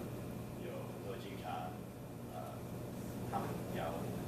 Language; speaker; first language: Chinese; non-native, fluent; English